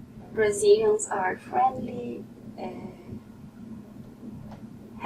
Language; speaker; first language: English; non-native, learner; Portuguese